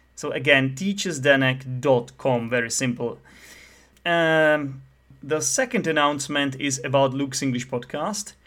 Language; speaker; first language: English; non-native, fluent; Czech